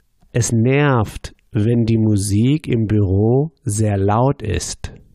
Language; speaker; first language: German; native; German